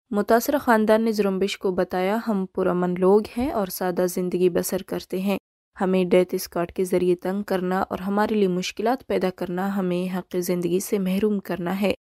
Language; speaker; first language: Urdu; non-native, local second language; Baluchi